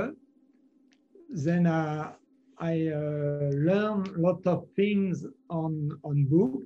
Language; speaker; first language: English; non-native, learner; French